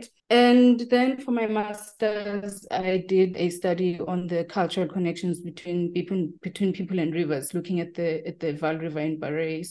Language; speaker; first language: English; non-native, local second language; Tsonga